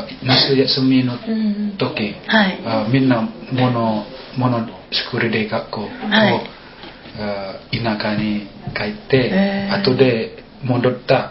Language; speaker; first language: Japanese; non-native, learner; Indonesian